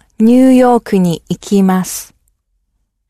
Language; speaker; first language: Japanese; non-native, learner; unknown